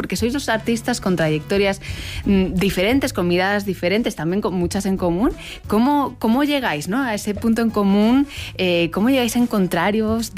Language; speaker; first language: Spanish; native; Spanish